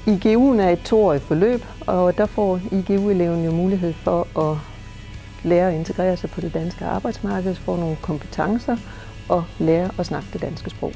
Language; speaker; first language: Danish; native; Danish